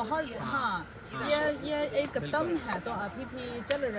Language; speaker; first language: Hindi; non-native, fluent; Chinese